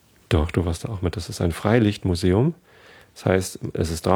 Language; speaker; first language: German; native; German